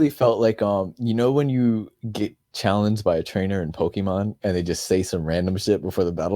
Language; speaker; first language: English; native; English